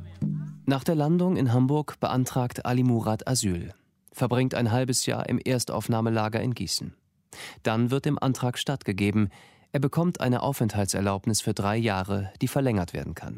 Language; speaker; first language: German; native; German